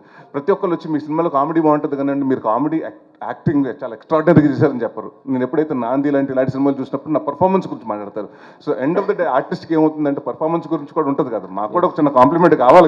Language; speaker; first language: Telugu; native; Telugu